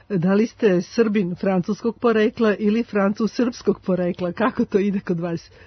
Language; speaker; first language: Serbian; native; Serbian